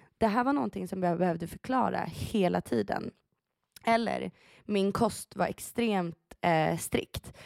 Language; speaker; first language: Swedish; early bilingual, other home language; Persian